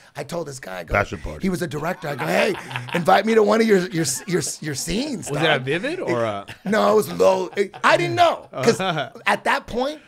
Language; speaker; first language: English; native; English